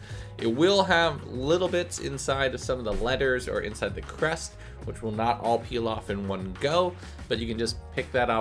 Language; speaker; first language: English; native; English